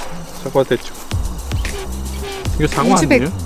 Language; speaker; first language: Korean; non-native, learner; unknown